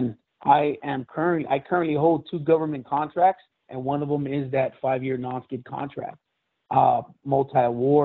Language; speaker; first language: English; native; English